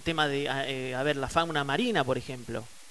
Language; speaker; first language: Spanish; native; Spanish